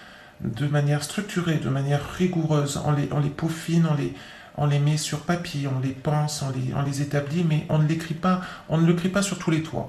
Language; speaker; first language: French; native; French